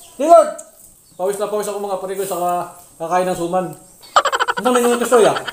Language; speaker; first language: Filipino; non-native, local second language; Cebuano